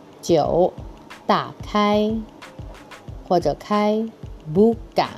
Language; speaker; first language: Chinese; early bilingual, heritage; Chinese